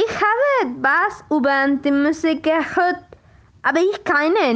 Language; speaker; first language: German; non-native, learner; Spanish